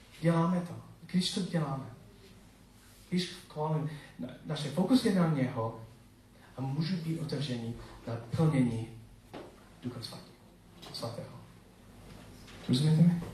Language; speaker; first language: Czech; non-native, learner; English